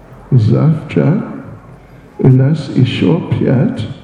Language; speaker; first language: Russian; non-native, learner; English